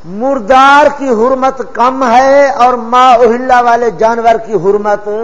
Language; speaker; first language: Urdu; non-native, local second language; Saraiki